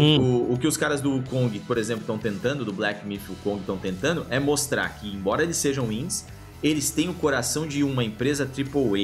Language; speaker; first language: Portuguese; native; Portuguese